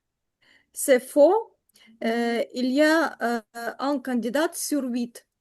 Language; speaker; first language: French; non-native, learner; Ukrainian